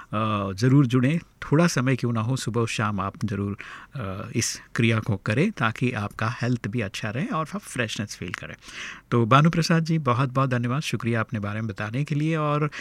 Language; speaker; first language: Hindi; native; Hindi